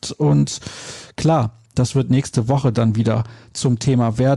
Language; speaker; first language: German; native; German